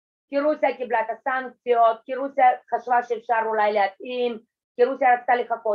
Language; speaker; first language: Hebrew; non-native, fluent; Russian